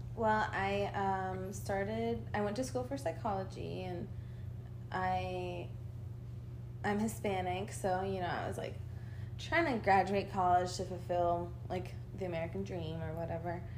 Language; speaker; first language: English; early bilingual, other home language; Spanish